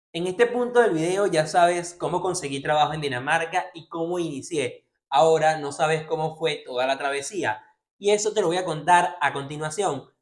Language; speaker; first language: Spanish; native; Spanish